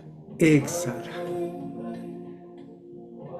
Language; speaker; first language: Spanish; native; Spanish